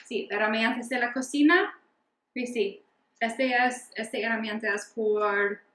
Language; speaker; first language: Spanish; non-native, learner; English